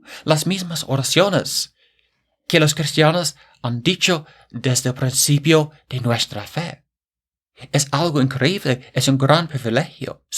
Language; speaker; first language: Spanish; non-native, fluent; English